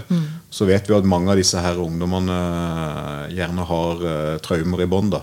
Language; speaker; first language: Norwegian; native; Norwegian